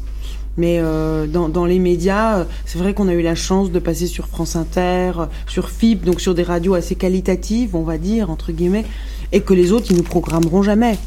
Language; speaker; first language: French; non-native, local second language; Arabic